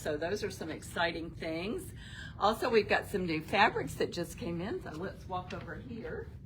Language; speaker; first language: English; native; English